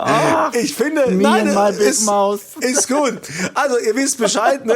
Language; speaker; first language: German; native; German